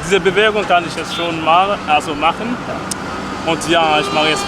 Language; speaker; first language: German; non-native, fluent; French